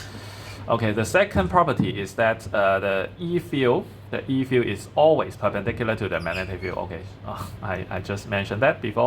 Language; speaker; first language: English; non-native, fluent; Chinese